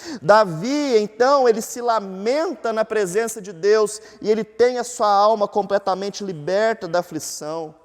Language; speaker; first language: Portuguese; native; Portuguese